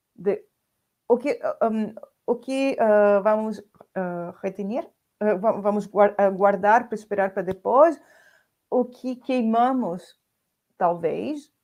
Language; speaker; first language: Portuguese; non-native, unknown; Spanish